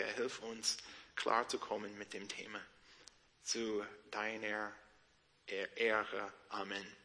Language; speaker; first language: German; non-native, learner; English